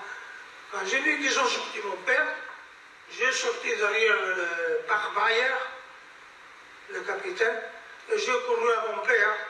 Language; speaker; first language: French; non-native, fluent; Spanish